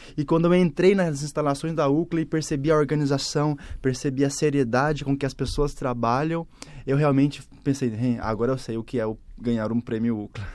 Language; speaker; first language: Portuguese; native; Portuguese